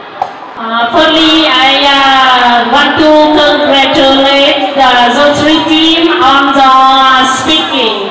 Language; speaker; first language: English; non-native, fluent; Vietnamese